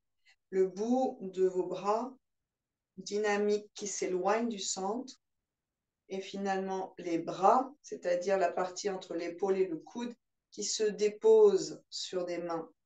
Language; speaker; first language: French; native; French